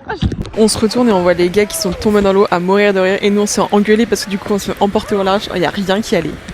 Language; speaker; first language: French; native; French